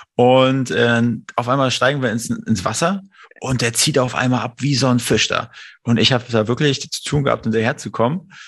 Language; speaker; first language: German; native; German